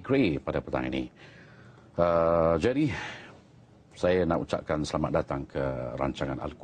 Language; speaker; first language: Malay; native; Malay